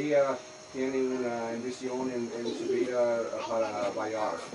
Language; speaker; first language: Spanish; non-native, learner; English